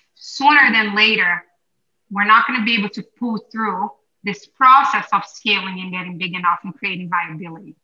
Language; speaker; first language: English; non-native, fluent; Portuguese